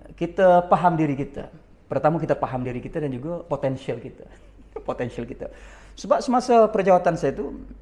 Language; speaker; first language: Malay; native; Malay